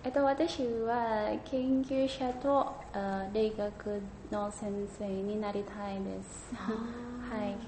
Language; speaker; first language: Japanese; non-native, learner; Indonesian